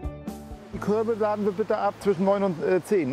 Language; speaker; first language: German; native; German